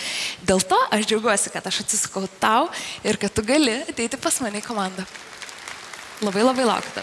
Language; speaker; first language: Lithuanian; native; Lithuanian